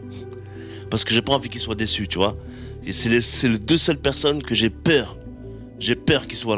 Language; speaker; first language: French; native; French